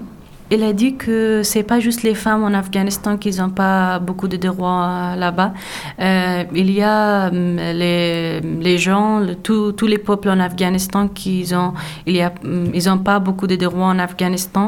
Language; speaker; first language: French; non-native, learner; Persian